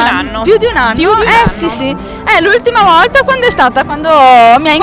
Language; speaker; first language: Italian; native; Italian